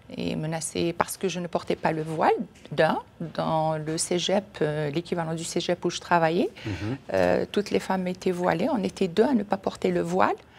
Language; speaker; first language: French; non-native, local second language; Kabyle